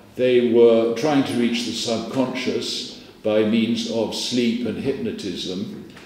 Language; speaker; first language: English; native; English